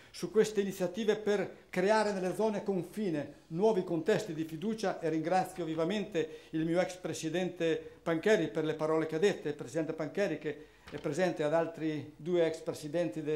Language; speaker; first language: Italian; early bilingual, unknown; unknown